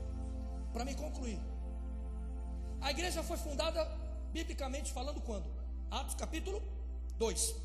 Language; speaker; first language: Portuguese; native; Portuguese